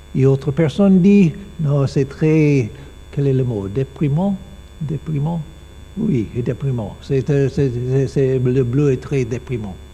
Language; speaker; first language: French; non-native, learner; English